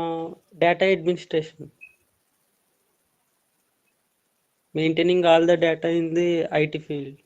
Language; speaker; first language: English; non-native, learner; Telugu